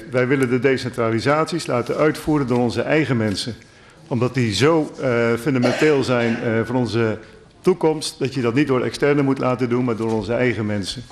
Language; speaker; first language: Dutch; native; Dutch